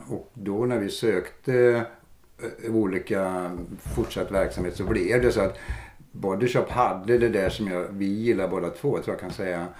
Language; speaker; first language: Swedish; native; Swedish